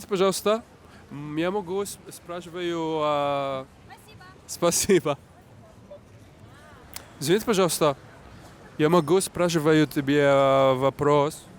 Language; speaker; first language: Russian; non-native, learner; Arabic